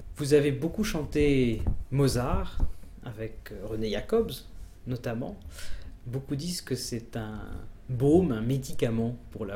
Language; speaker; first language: French; native; French